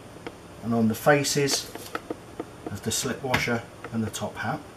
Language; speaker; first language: English; native; English